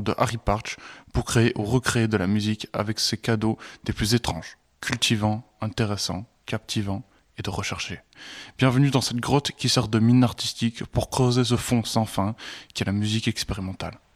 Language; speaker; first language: French; native; French